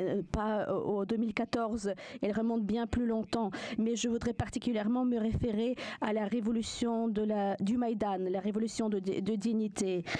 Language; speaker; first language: French; non-native, fluent; Ukrainian